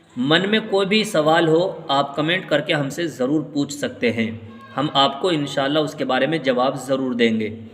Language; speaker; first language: Urdu; native; Urdu